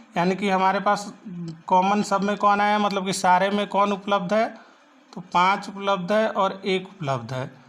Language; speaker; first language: Hindi; native; Hindi